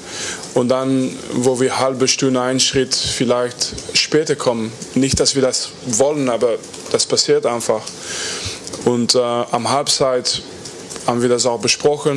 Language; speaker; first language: German; non-native, fluent; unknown